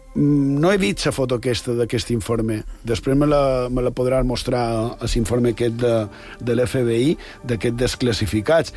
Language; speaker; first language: Catalan; native; Catalan